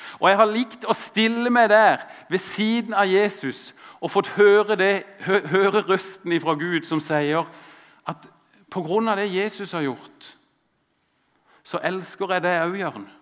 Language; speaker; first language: Norwegian; native; Norwegian